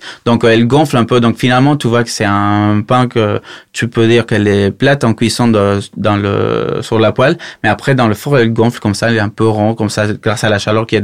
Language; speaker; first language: French; non-native, fluent; Spanish